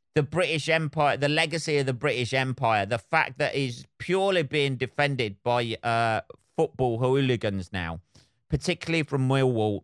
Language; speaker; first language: English; native; English